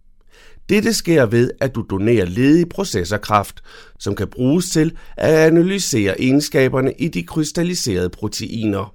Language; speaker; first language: Danish; native; Danish